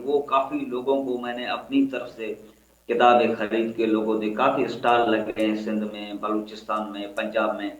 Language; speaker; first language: Urdu; non-native, local second language; Baluchi